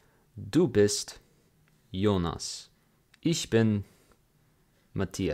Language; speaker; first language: German; non-native, fluent; English